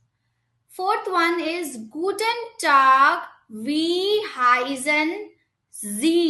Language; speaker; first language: German; non-native, fluent; Hindi